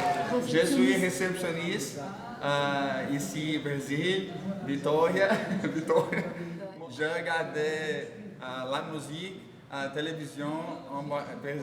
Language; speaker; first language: French; non-native, learner; Portuguese